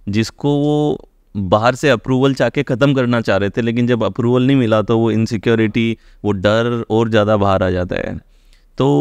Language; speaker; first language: Hindi; native; Hindi